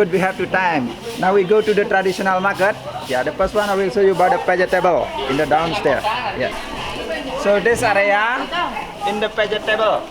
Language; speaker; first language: English; non-native, learner; Indonesian